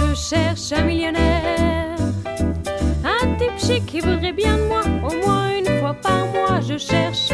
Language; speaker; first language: French; non-native, fluent; Spanish